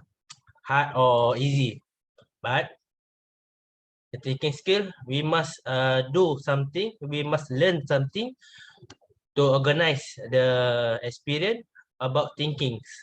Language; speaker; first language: English; non-native, learner; Malay